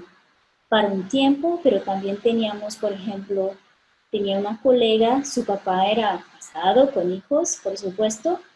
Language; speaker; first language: Spanish; non-native, fluent; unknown